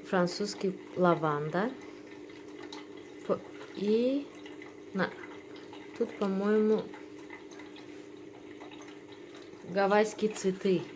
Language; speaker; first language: Russian; non-native, learner; Tajik